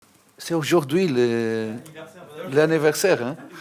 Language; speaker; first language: French; non-native, fluent; Portuguese